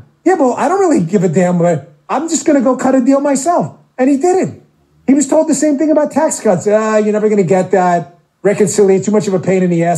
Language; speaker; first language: English; native; English